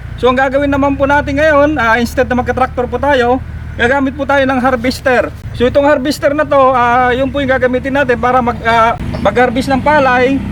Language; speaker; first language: Filipino; non-native, local second language; Iloko